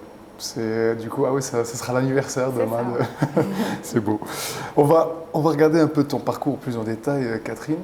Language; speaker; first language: French; native; French